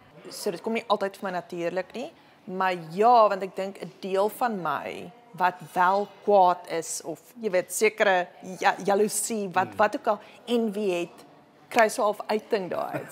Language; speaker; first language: Afrikaans; native; Afrikaans